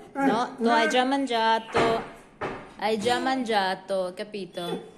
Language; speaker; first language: Italian; non-native, learner; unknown